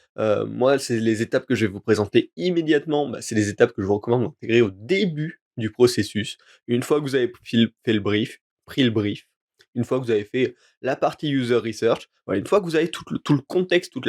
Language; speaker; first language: French; native; French